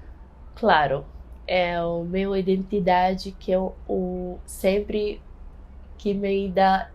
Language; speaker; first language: Portuguese; non-native, fluent; Arabic